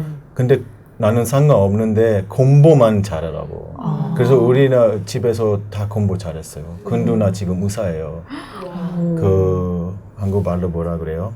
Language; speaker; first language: Korean; non-native, learner; Persian